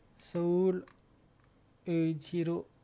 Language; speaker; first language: Korean; non-native, learner; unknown